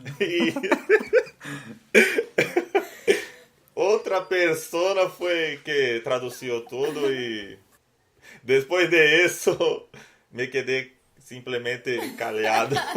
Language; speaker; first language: Spanish; non-native, learner; Portuguese